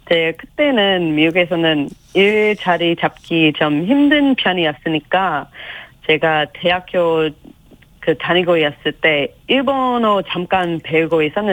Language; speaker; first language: Korean; non-native, learner; English